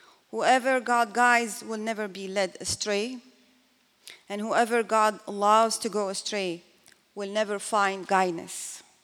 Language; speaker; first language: English; non-native, fluent; Arabic